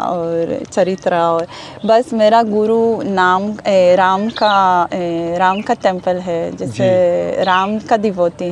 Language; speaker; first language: Hindi; non-native, learner; Hebrew